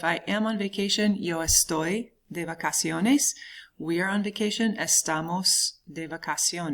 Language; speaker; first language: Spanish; non-native, fluent; English